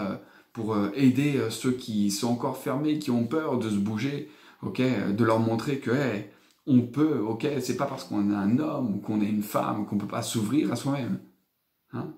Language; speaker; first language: French; native; French